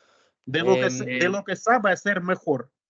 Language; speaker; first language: Spanish; non-native, learner; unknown